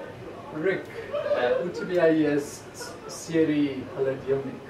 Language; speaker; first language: Russian; non-native, learner; English